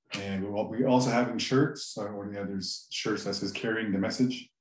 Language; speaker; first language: English; native; English